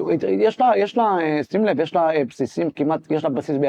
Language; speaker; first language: Hebrew; native; Hebrew